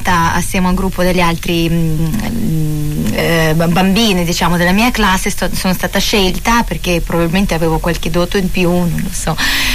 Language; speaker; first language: Italian; non-native, fluent; Russian